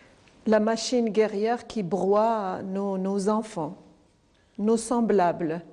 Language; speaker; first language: French; non-native, local second language; Arabic